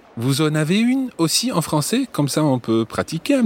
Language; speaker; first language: French; non-native, fluent; English